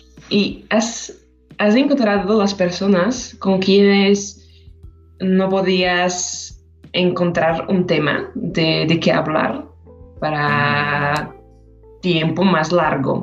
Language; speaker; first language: Spanish; non-native, fluent; Slovak